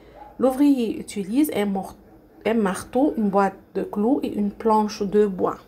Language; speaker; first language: French; non-native, fluent; Arabic